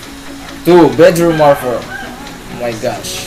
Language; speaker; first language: English; non-native, learner; Indonesian